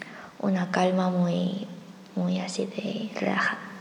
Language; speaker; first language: Spanish; non-native, fluent; Chinese